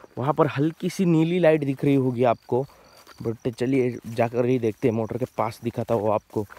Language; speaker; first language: Hindi; non-native, local second language; Marathi